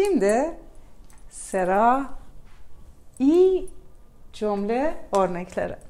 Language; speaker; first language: Turkish; non-native, learner; Persian